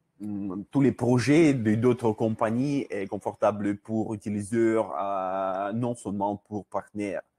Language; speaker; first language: French; non-native, learner; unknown